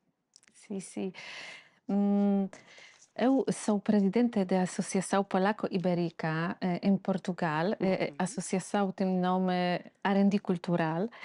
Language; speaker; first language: Portuguese; non-native, fluent; Polish